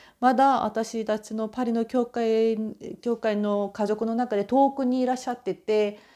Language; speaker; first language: Japanese; non-native, fluent; Korean